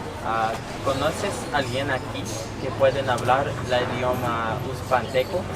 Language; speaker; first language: Spanish; non-native, learner; English